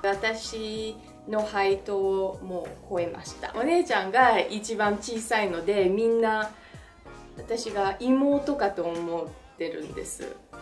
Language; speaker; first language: Japanese; early bilingual, other home language; French